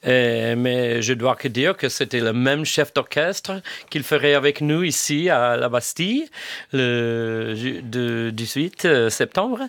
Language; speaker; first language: French; non-native, fluent; English